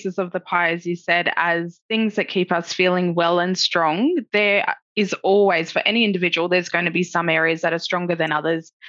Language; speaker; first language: English; native; English